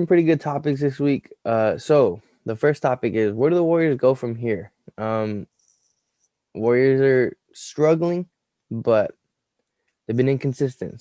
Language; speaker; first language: English; native; English